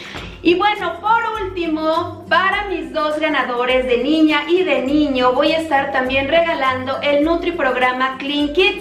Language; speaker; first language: Spanish; native; Spanish